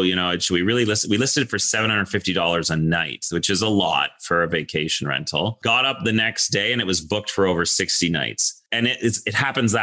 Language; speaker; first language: English; native; English